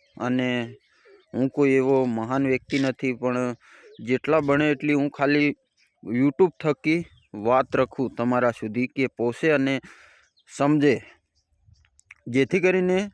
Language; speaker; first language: Gujarati; non-native, local second language; Bhili